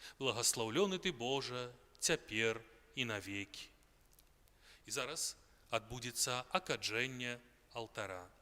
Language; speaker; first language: Belarusian; native; Belarusian